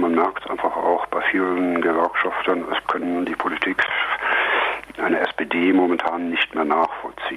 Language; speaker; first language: German; native; German